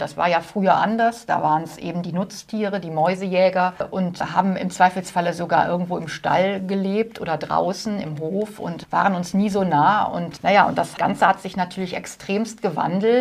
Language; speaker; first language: German; native; German